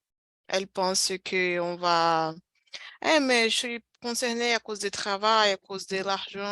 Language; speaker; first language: French; non-native, fluent; Portuguese